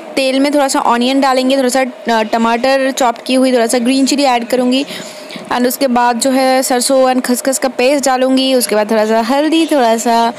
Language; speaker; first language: Hindi; non-native, local second language; Bangla